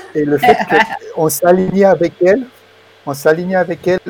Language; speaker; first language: French; non-native, fluent; Romanian